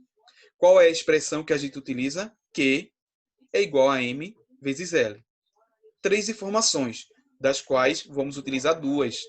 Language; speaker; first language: Portuguese; native; Portuguese